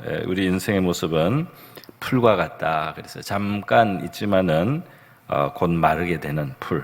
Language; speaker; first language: Korean; native; Korean